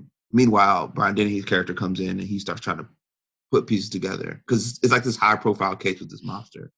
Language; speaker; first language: English; native; English